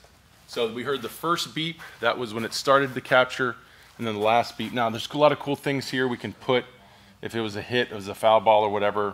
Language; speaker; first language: English; native; English